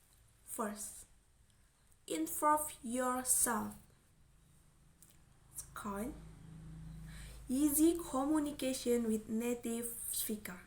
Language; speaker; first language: English; non-native, learner; Indonesian